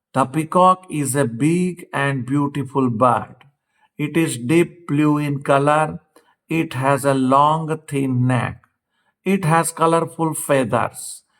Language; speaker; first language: English; non-native, local second language; Gujarati